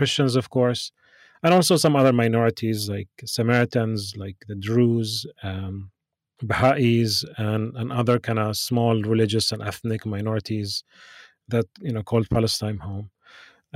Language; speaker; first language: English; non-native, fluent; Arabic